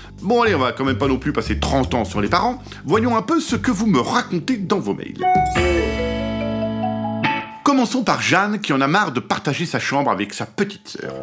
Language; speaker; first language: French; native; French